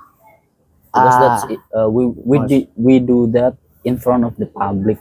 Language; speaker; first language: English; non-native, fluent; Indonesian